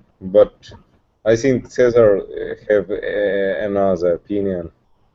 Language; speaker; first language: English; non-native, learner; Russian